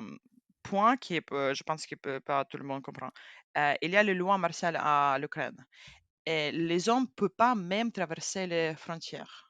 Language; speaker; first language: French; non-native, fluent; Ukrainian